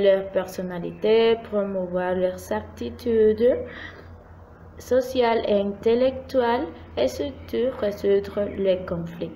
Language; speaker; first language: French; non-native, fluent; Spanish